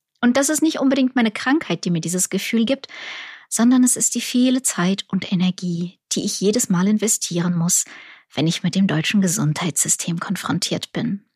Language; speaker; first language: German; early bilingual, other home language; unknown